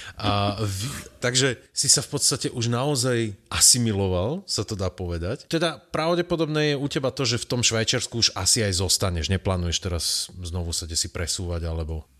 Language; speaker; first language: Slovak; native; Slovak